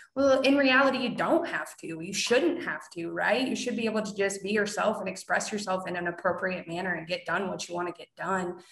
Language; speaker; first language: English; native; English